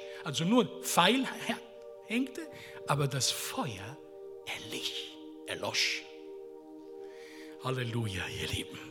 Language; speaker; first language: German; non-native, fluent; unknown